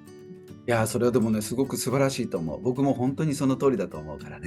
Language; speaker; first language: Japanese; native; Japanese